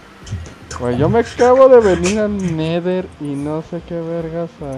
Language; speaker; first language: Spanish; native; Spanish